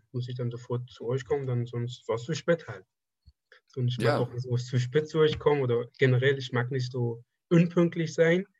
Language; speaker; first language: German; non-native, fluent; Persian